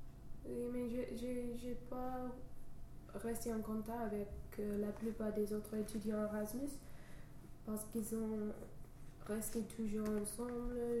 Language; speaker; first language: French; non-native, fluent; English